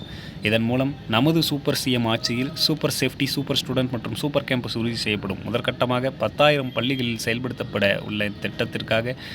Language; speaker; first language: Tamil; native; Tamil